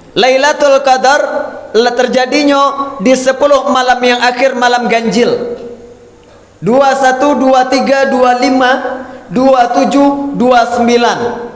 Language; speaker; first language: Malay; non-native, local second language; Minangkabau